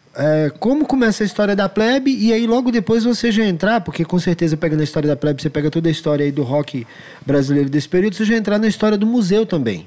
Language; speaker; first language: Portuguese; native; Portuguese